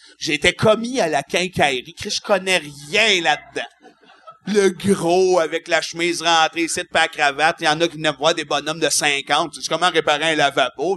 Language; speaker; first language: French; native; French